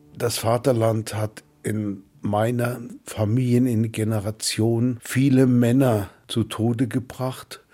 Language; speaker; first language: German; native; German